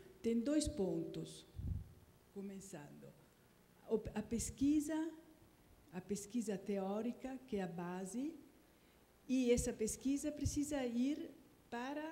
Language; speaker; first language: Portuguese; non-native, fluent; Italian